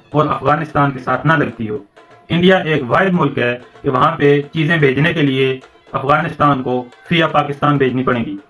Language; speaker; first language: Urdu; non-native, local second language; Northern Hindko